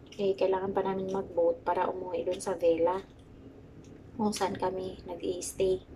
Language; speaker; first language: Filipino; non-native, local second language; Cebuano